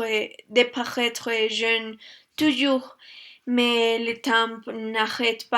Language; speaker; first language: French; non-native, learner; Spanish